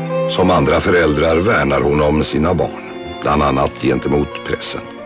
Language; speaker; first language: Swedish; native; Swedish